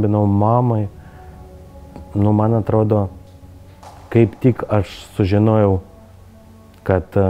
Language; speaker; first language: Lithuanian; non-native, learner; Ukrainian